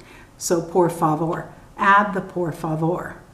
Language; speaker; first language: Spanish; non-native, learner; English